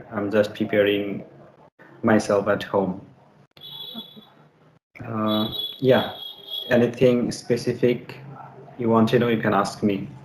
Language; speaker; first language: English; non-native, learner; Bangla